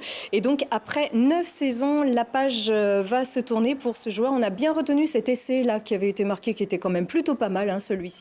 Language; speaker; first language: French; native; French